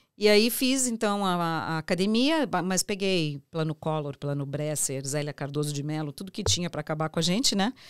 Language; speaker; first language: Portuguese; early bilingual, heritage; Portuguese